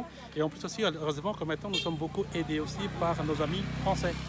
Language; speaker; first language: French; non-native, fluent; Indonesian